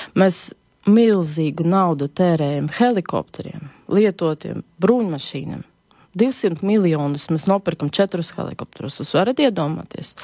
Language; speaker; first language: Latvian; non-native, local second language; Russian